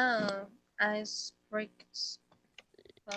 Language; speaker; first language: English; non-native, learner; Spanish